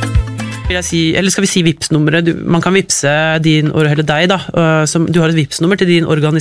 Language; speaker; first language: Norwegian; native; Norwegian